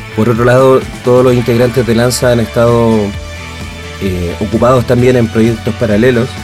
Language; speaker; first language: Spanish; native; Spanish